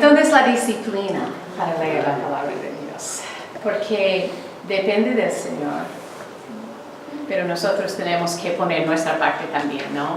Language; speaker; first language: Spanish; non-native, fluent; English